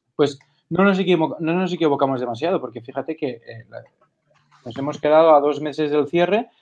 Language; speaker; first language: Spanish; non-native, local second language; Catalan